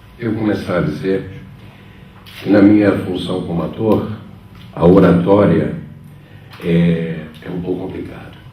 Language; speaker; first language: Portuguese; native; Portuguese